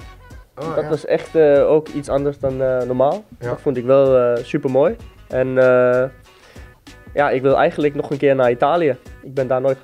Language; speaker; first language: Dutch; non-native, fluent; Danish